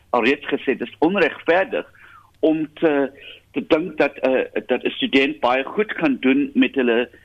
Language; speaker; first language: Afrikaans; non-native, local second language; English